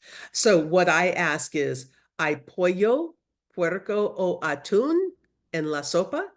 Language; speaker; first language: Spanish; non-native, learner; English